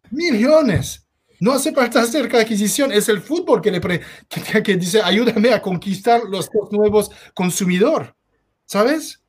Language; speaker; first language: Spanish; non-native, fluent; French